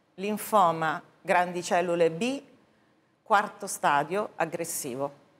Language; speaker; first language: Italian; native; Italian